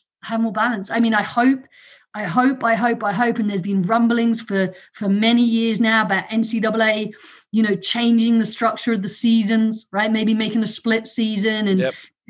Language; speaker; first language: English; non-native, local second language; German